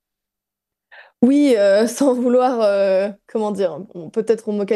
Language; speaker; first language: French; native; French